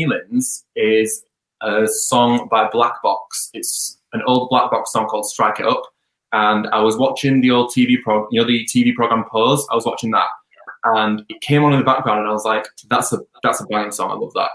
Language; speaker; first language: English; native; English